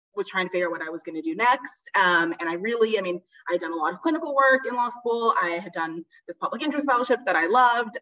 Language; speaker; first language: English; native; English